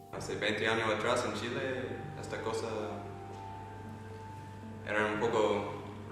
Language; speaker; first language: Spanish; non-native, fluent; English